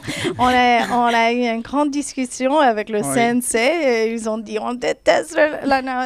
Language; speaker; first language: French; non-native, fluent; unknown